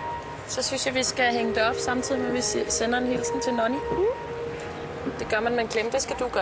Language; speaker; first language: Danish; native; Danish